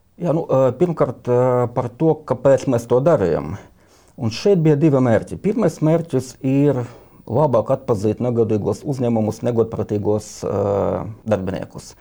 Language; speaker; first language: Latvian; non-native, local second language; Russian